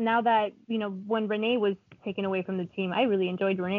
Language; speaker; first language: English; non-native, fluent; Spanish